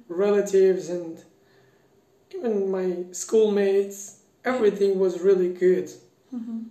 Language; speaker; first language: English; non-native, fluent; Persian